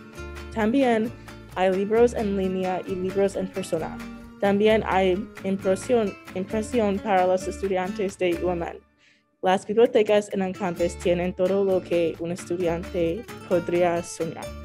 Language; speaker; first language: Spanish; non-native, learner; English